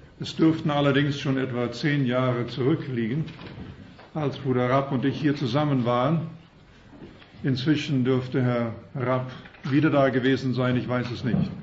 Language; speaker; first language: German; early bilingual, heritage; German